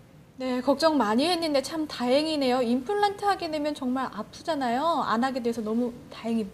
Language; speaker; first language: Korean; native; Korean